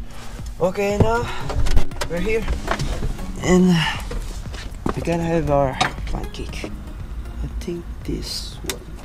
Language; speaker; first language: English; non-native, learner; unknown